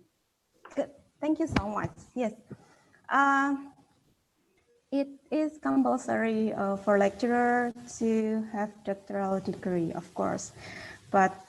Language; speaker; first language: English; non-native, fluent; Indonesian